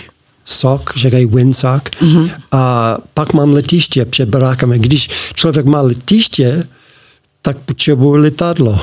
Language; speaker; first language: Czech; non-native, learner; English